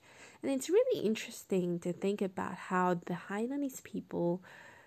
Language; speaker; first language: English; non-native, local second language; Cantonese